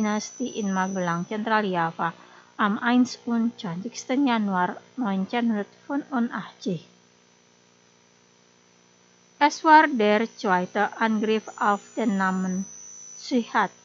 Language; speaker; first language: German; non-native, fluent; Indonesian